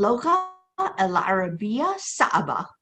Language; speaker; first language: Arabic; non-native, fluent; English